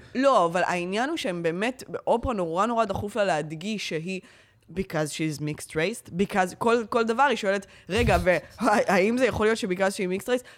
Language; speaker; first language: Hebrew; native; Hebrew